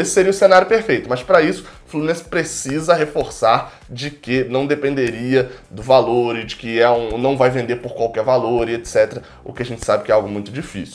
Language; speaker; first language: Portuguese; native; Portuguese